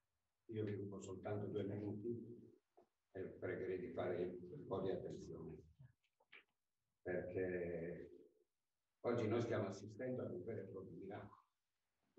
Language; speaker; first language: Italian; native; Italian